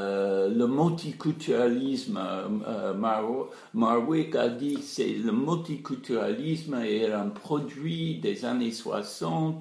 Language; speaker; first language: French; non-native, fluent; English